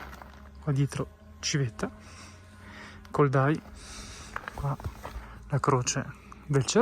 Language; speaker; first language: Italian; native; Italian